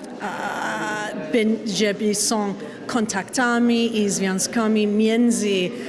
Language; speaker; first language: Polish; non-native, learner; English